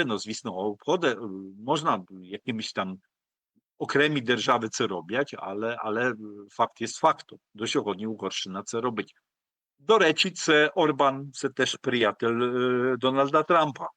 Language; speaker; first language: Polish; non-native, learner; Ukrainian